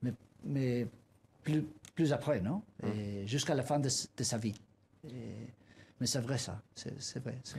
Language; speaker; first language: French; non-native, learner; Spanish